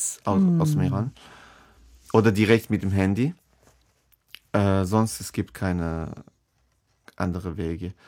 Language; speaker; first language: German; non-native, fluent; Persian